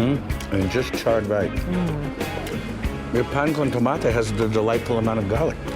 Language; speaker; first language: English; native; English